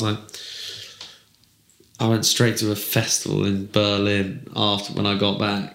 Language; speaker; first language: English; native; English